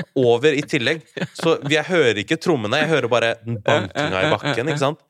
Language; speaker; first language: Norwegian; native; Norwegian